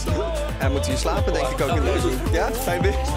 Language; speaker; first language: Dutch; native; Dutch